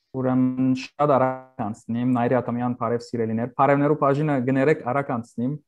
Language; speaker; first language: Armenian; native; Armenian